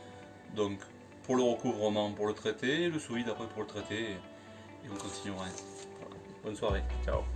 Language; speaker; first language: French; native; French